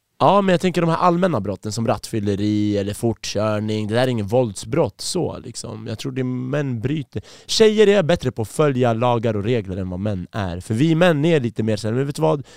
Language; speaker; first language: Swedish; early bilingual, other home language; Persian